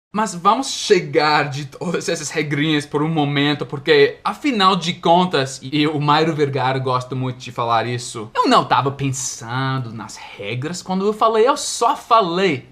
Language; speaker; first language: Portuguese; non-native, fluent; English